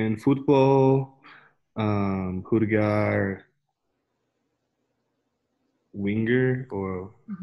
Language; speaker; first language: Spanish; non-native, learner; English